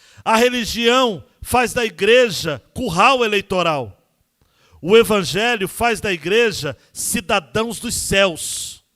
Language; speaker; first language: Portuguese; native; Portuguese